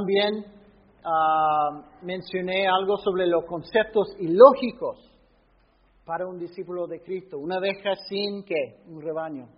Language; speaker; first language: Spanish; non-native, fluent; English